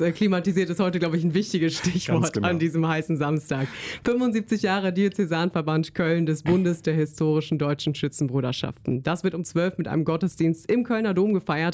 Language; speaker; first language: German; native; German